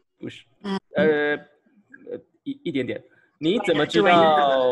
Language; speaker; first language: Chinese; non-native, fluent; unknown